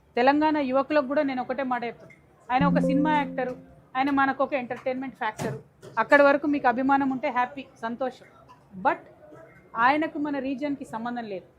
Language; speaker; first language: Telugu; native; Telugu